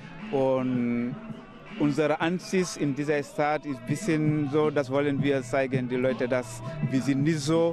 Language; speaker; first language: German; non-native, learner; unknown